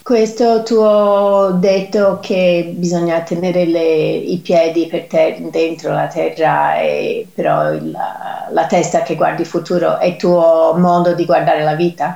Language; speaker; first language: Italian; native; Italian